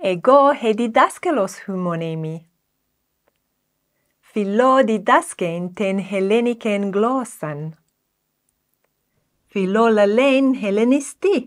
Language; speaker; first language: Greek; non-native, fluent; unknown